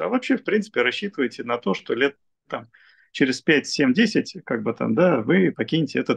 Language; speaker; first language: Russian; native; Russian